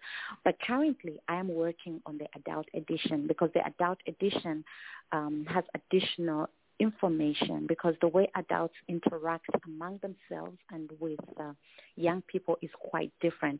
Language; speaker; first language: English; non-native, local second language; Tumbuka